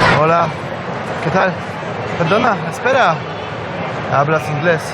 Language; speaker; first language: Spanish; non-native, learner; Polish